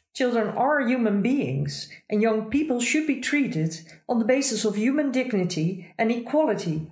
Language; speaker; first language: English; non-native, fluent; Dutch